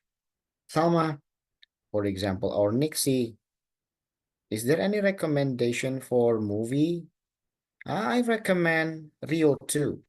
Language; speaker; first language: English; non-native, local second language; Indonesian